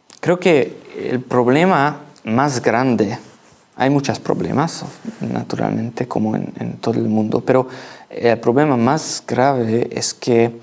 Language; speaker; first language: Spanish; non-native, learner; Hungarian